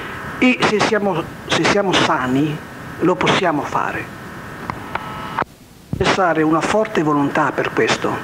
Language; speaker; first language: Italian; native; Italian